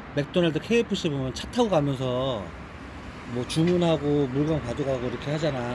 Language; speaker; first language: Korean; native; Korean